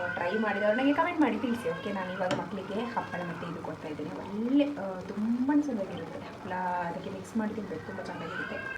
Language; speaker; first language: Kannada; non-native, local second language; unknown